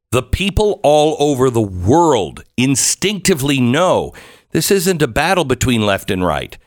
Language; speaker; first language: English; native; English